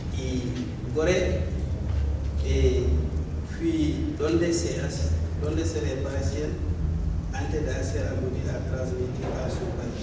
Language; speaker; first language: Spanish; non-native, learner; Wolof